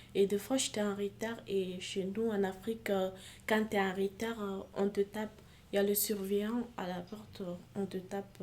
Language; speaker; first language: French; non-native, fluent; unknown